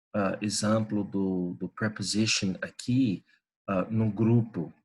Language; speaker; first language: Portuguese; non-native, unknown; English